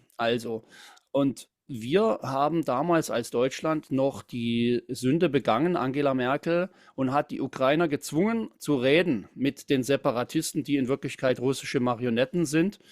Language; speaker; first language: German; native; German